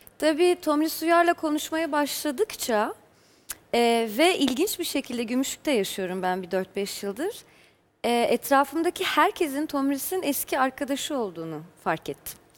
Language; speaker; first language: Turkish; native; Turkish